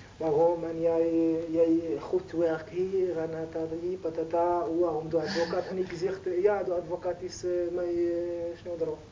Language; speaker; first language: Dutch; non-native, learner; Arabic